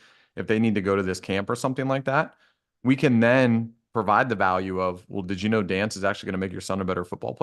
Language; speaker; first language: English; native; English